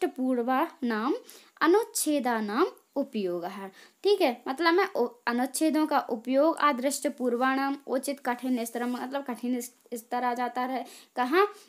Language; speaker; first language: Hindi; native; Hindi